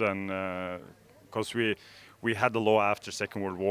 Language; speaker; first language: English; non-native, fluent; Norwegian